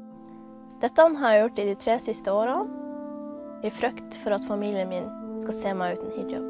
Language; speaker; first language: Norwegian; early bilingual, other home language; Somali